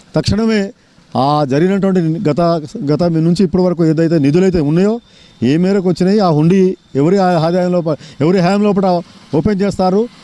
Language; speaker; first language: Telugu; non-native, local second language; Lambadi